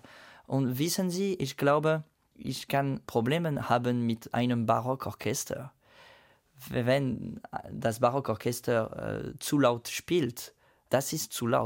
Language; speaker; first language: German; non-native, fluent; French